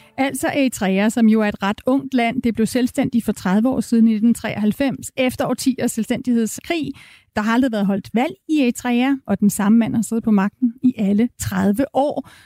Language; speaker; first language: Danish; native; Danish